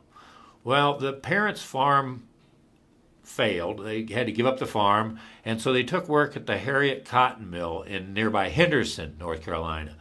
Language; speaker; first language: English; native; English